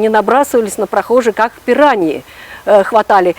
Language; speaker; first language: Russian; non-native, local second language; Ukrainian